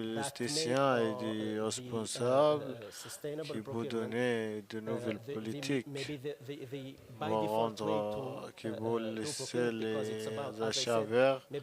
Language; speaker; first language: French; non-native, learner; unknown